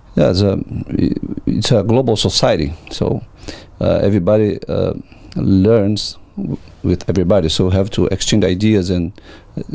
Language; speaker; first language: English; non-native, fluent; Portuguese